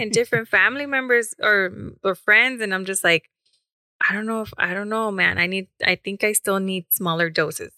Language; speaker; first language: English; early bilingual, other home language; Spanish